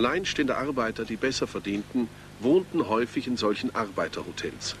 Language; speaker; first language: German; native; German